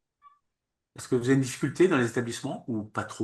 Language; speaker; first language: French; native; French